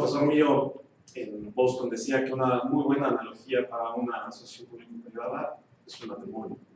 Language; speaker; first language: Spanish; native; Spanish